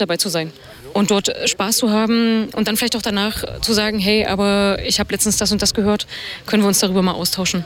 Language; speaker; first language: German; native; German